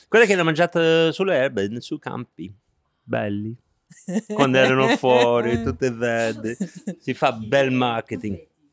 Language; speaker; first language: Italian; non-native, fluent; English